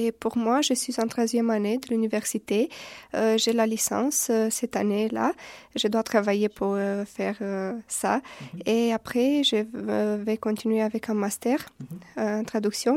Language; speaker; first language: French; non-native, fluent; Romanian